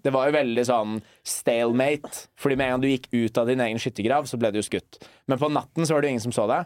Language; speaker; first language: Norwegian; early bilingual, other home language; English